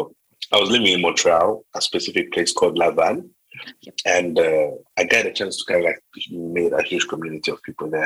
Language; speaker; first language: English; non-native, local second language; Kinyarwanda